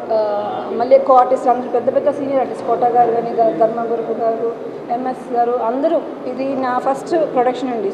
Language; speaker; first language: Telugu; non-native, fluent; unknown